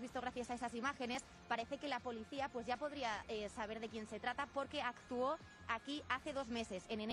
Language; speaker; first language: Spanish; native; Spanish